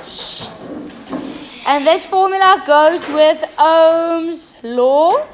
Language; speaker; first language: English; non-native, local second language; Afrikaans